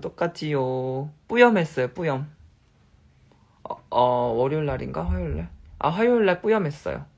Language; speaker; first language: Korean; native; Korean